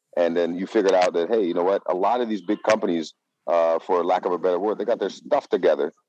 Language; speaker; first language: English; non-native, fluent; Dutch